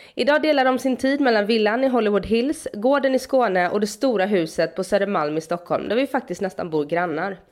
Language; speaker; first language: Swedish; native; Swedish